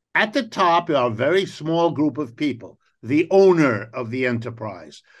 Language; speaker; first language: English; native; English